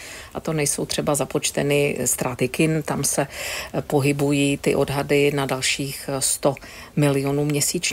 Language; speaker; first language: Czech; native; Czech